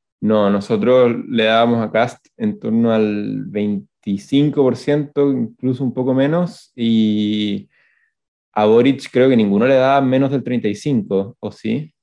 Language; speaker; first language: Spanish; native; Spanish